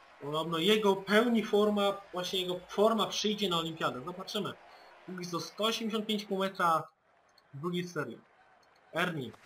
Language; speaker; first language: Polish; native; Polish